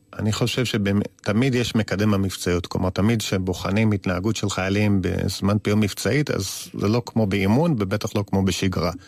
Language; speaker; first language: Hebrew; native; Hebrew